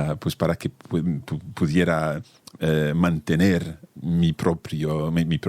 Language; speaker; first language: Spanish; non-native, fluent; English